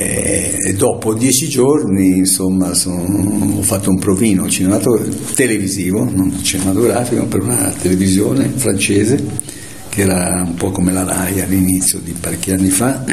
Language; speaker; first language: Italian; native; Italian